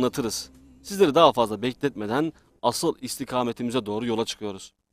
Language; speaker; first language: Turkish; native; Turkish